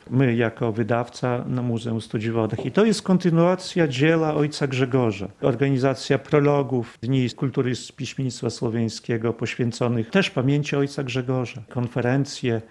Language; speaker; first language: Polish; non-native, local second language; Belarusian